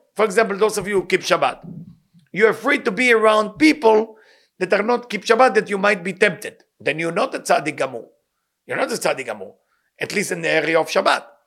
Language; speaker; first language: English; non-native, fluent; Hebrew